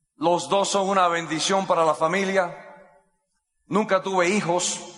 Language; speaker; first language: Spanish; non-native, fluent; English